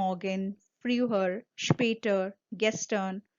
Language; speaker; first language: German; non-native, fluent; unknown